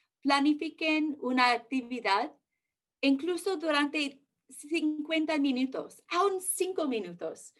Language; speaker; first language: Spanish; early bilingual, heritage; English